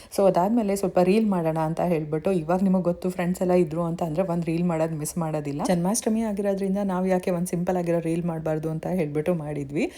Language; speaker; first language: Kannada; native; Kannada